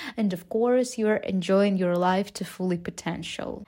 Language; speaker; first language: English; non-native, fluent; Ukrainian